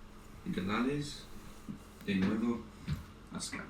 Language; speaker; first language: Spanish; non-native, learner; English